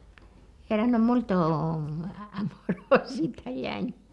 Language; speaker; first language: Italian; non-native, learner; Greek